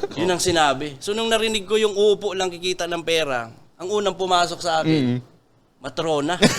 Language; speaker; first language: Filipino; non-native, local second language; Masbatenyo